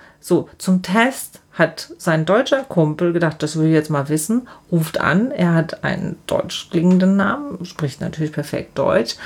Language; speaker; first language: German; native; German